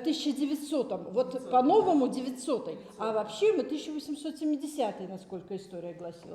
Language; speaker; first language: Russian; native; Russian